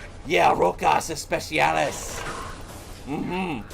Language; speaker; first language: Spanish; non-native, learner; English